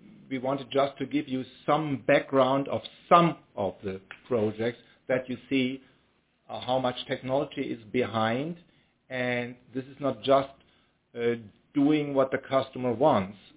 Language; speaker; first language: English; non-native, fluent; German